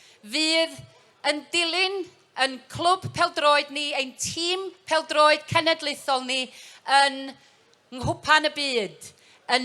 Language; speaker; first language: Welsh; native; Welsh